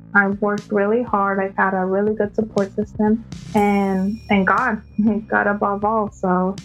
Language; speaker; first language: English; early bilingual, other home language; Spanish